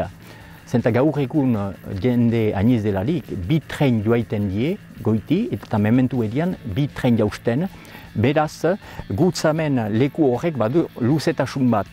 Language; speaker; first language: Basque; native; Basque